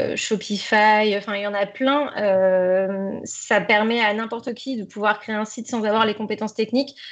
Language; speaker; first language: French; native; French